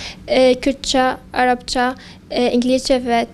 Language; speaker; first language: Turkish; non-native, fluent; Kurdish